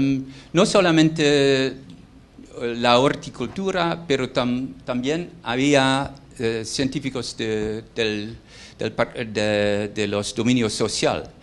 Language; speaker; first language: Spanish; non-native, fluent; Dutch